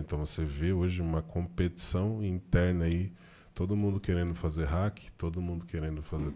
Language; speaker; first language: Portuguese; native; Portuguese